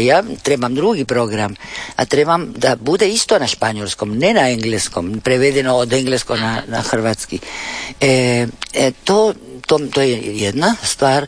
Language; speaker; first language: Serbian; early bilingual, heritage; Spanish